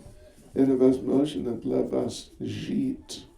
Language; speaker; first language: Russian; non-native, learner; English